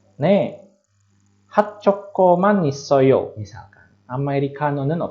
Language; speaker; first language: Korean; non-native, fluent; Indonesian